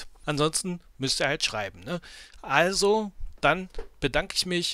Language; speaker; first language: German; native; German